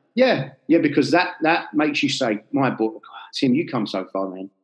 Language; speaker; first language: English; native; English